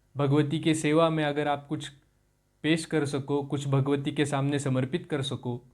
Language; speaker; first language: Hindi; non-native, local second language; Marathi